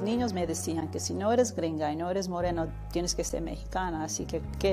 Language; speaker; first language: Spanish; early bilingual, heritage; Spanish